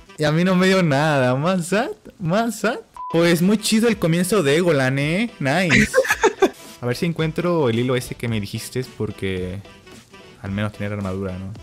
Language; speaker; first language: Spanish; native; Spanish